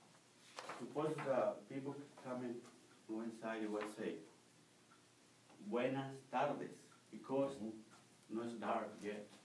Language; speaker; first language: English; non-native, learner; Spanish